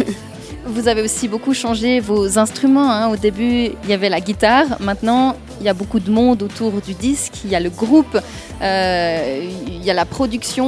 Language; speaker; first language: French; native; French